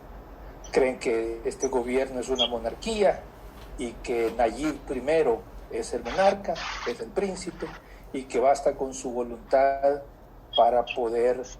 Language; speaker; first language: Spanish; native; Spanish